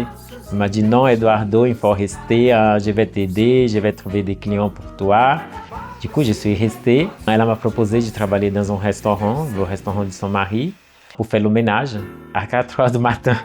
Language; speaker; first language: French; non-native, fluent; Portuguese